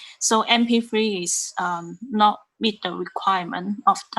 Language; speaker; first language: English; non-native, learner; Chinese